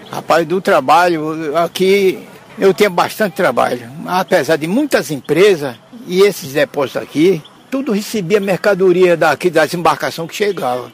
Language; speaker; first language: Portuguese; native; Portuguese